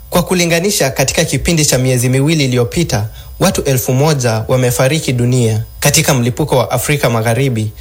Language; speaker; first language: Swahili; native; Swahili